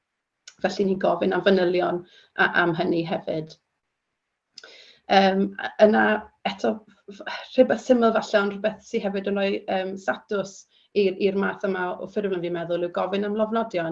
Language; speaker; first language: Welsh; native; Welsh